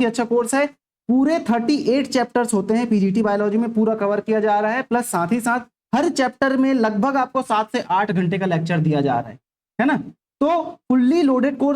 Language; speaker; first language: Hindi; native; Hindi